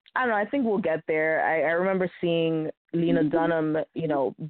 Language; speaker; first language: English; early bilingual, other home language; Spanish